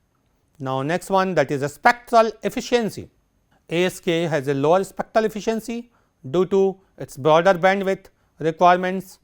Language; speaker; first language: English; non-native, local second language; Hindi